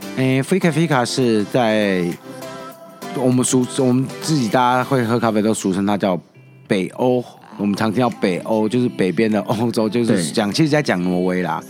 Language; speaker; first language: Chinese; native; Chinese